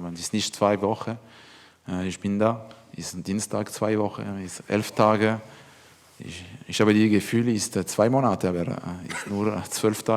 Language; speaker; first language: German; non-native, learner; French